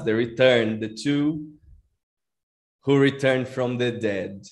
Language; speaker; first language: English; non-native, fluent; Portuguese